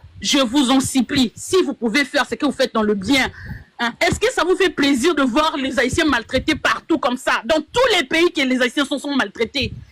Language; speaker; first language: French; non-native, local second language; Lingala